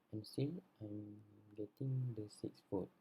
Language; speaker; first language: English; non-native, local second language; Malay